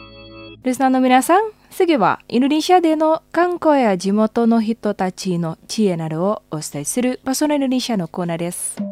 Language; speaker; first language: Japanese; non-native, fluent; Indonesian